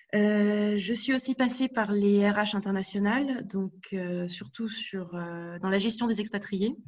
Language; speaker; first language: French; native; French